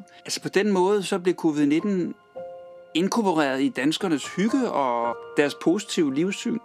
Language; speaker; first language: Danish; native; Danish